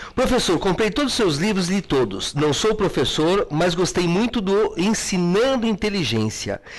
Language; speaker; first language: Portuguese; native; Portuguese